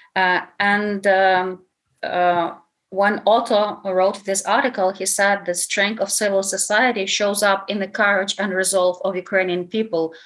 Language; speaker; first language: English; non-native, fluent; Ukrainian